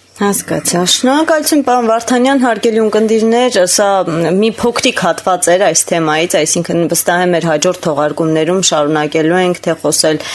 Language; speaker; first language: Armenian; native; Armenian